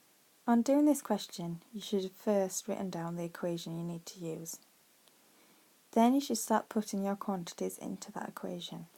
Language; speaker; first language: English; native; English